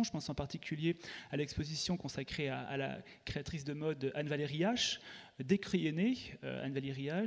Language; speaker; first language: French; native; French